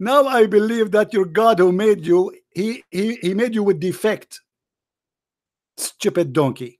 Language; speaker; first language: English; non-native, fluent; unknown